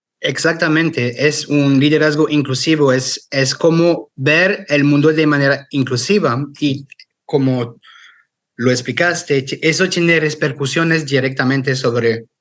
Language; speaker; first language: Spanish; non-native, fluent; French